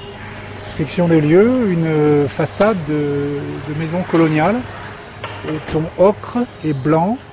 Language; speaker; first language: French; native; French